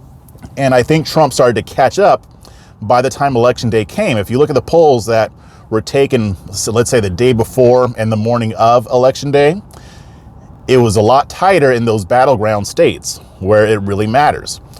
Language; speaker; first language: English; native; English